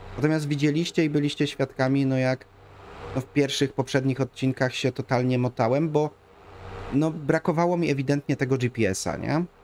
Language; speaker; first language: Polish; native; Polish